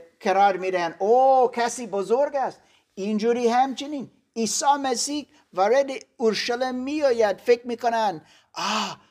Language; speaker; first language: Persian; non-native, learner; German